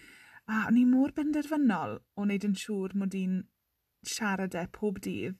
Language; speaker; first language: Welsh; non-native, local second language; English